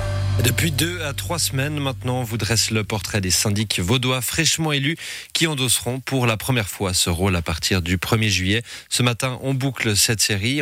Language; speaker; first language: French; native; French